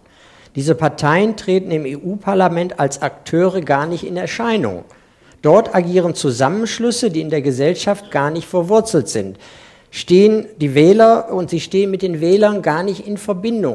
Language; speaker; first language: German; native; German